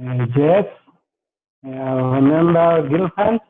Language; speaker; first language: English; non-native, learner; Spanish